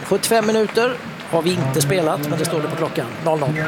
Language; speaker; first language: Swedish; native; Swedish